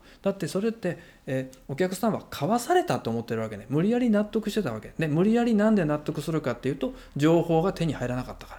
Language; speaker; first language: Japanese; native; Japanese